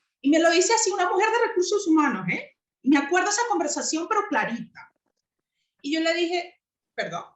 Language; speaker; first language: Spanish; native; Spanish